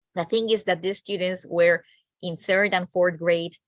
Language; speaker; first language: English; non-native, fluent; Spanish